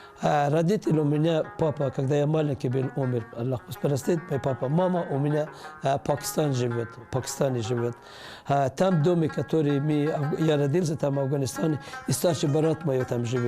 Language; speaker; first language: Russian; non-native, learner; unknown